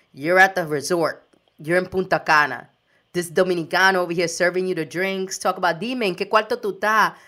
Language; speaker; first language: English; early bilingual, other home language; Spanish